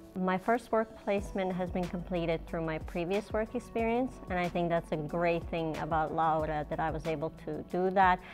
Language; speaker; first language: English; non-native, fluent; Serbian